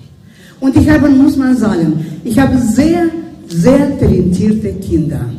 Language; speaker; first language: German; non-native, learner; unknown